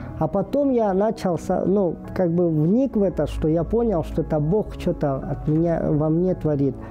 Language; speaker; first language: Russian; native; Russian